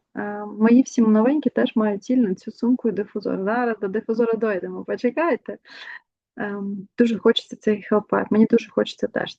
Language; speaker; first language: Ukrainian; non-native, local second language; Russian